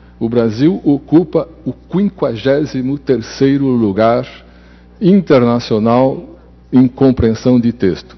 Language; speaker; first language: Portuguese; native; Portuguese